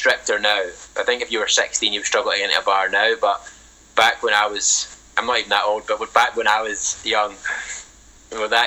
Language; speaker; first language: English; native; English